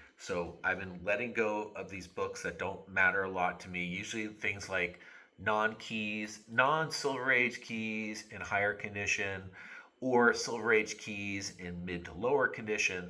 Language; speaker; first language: English; native; English